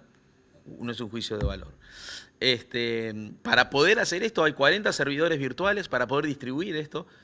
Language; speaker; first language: Spanish; native; Spanish